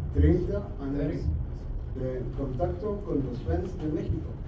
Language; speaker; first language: Spanish; non-native, learner; German